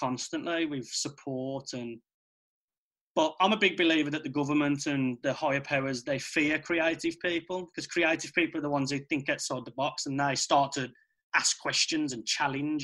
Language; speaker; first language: English; native; English